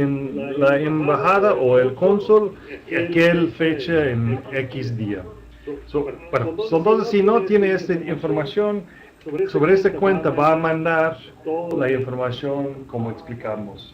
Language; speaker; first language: Spanish; non-native, fluent; English